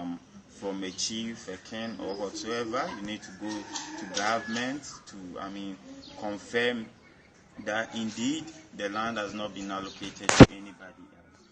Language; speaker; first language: English; non-native, local second language; Akan